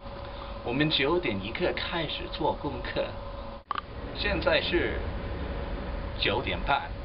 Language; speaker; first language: Chinese; non-native, learner; English